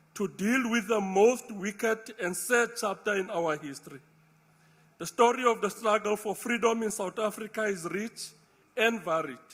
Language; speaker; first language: English; non-native, local second language; Afrikaans